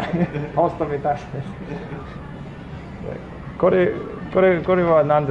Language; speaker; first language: Japanese; non-native, learner; English